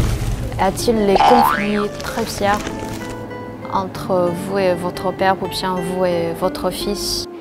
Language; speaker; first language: French; non-native, fluent; Chinese